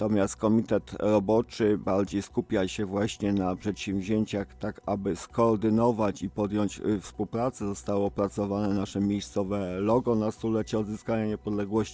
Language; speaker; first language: Polish; native; Polish